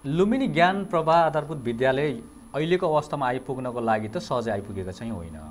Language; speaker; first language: Nepali; native; Nepali